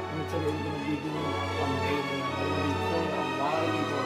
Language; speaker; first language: English; native; English